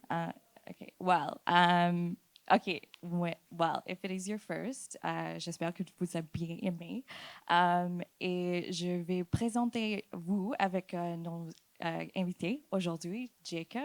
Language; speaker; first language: French; non-native, fluent; English